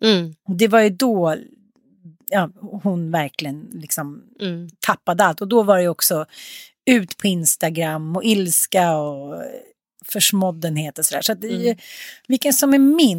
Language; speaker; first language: Swedish; native; Swedish